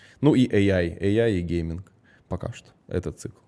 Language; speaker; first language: Russian; early bilingual, heritage; Russian